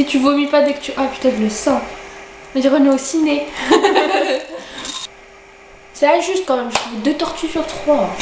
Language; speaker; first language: French; native; French